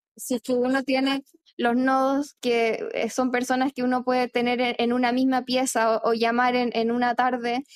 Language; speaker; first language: Spanish; native; Spanish